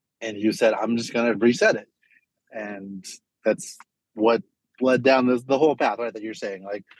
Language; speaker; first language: English; native; English